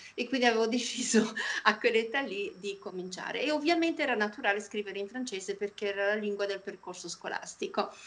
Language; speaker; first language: Italian; non-native, fluent; Polish